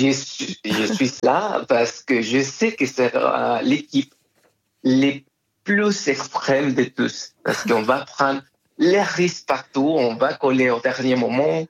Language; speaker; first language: French; non-native, fluent; Spanish